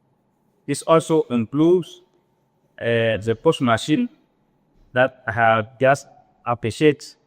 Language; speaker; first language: English; non-native, learner; French